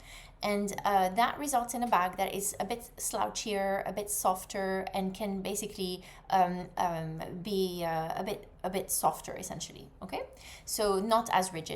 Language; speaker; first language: English; non-native, fluent; French